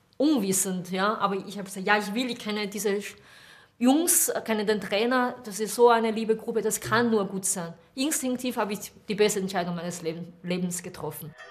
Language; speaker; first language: German; non-native, fluent; Chinese